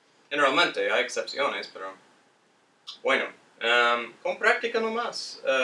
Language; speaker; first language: Spanish; non-native, fluent; English